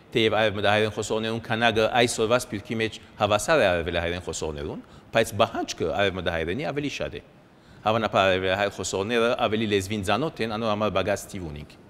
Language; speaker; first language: Armenian; early bilingual, heritage; Armenian